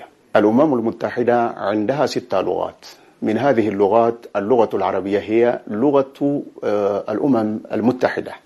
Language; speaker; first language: Arabic; non-native, fluent; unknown